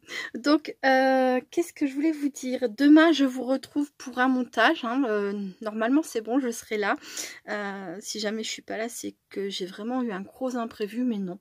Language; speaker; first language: French; native; French